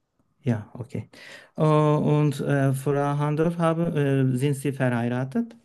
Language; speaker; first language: German; non-native, learner; Turkish